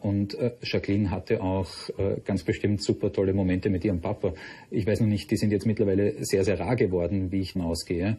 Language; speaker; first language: German; native; German